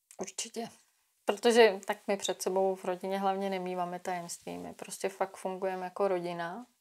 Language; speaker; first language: Czech; native; Czech